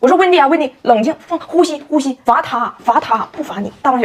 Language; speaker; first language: Chinese; native; Chinese